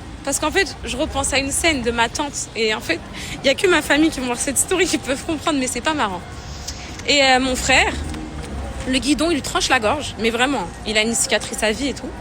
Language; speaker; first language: French; native; French